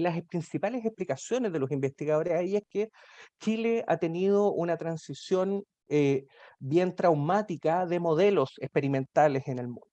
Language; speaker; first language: Spanish; native; Spanish